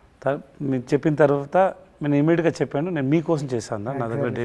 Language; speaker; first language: Telugu; non-native, local second language; Tamil